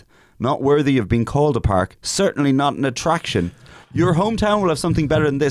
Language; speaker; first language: English; native; English